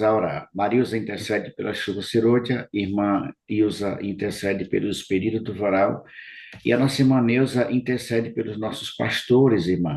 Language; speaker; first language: Portuguese; native; Portuguese